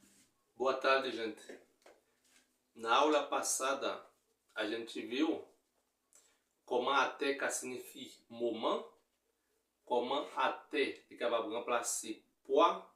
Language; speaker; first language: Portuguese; non-native, fluent; Haitian Creole